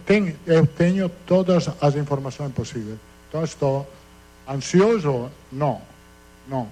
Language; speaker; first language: Portuguese; non-native, fluent; Italian